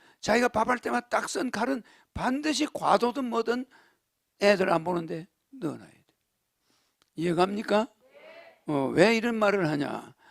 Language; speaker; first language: Korean; native; Korean